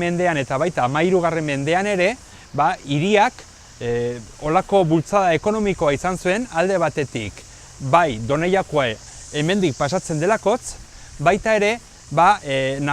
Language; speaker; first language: Basque; native; Basque